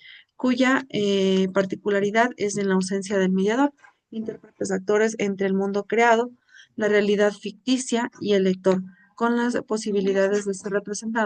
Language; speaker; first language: Spanish; native; Spanish